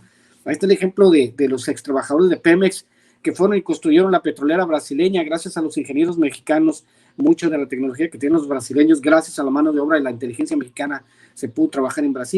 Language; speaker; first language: Spanish; native; Spanish